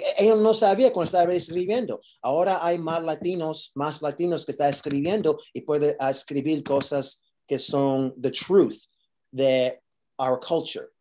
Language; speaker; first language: Spanish; early bilingual, heritage; Spanish